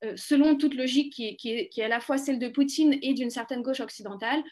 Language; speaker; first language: French; non-native, fluent; Ukrainian